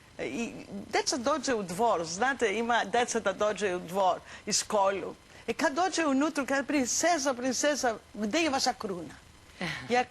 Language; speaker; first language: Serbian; non-native, learner; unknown